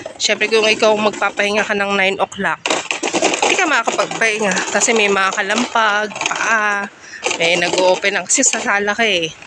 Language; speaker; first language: Filipino; native; Filipino